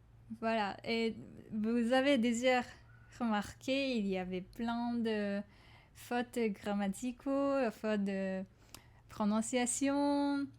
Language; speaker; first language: French; non-native, fluent; Japanese